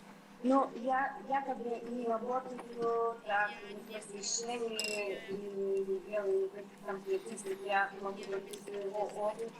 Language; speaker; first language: Russian; non-native, fluent; Lithuanian